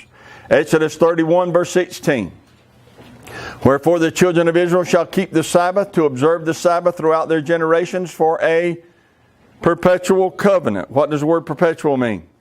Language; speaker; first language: English; native; English